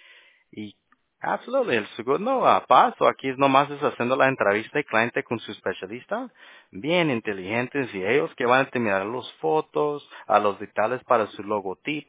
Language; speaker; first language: Spanish; early bilingual, heritage; Spanish